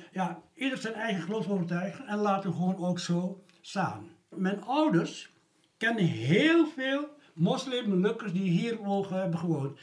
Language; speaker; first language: Dutch; early bilingual, other home language; Malay